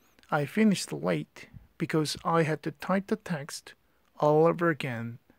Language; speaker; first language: English; non-native, fluent; Korean